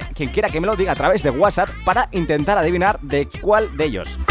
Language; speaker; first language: Spanish; native; Spanish